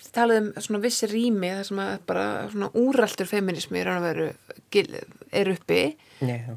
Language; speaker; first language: Icelandic; native; Icelandic